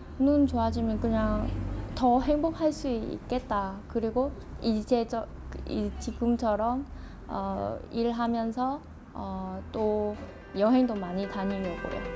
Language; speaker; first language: Korean; non-native, fluent; Vietnamese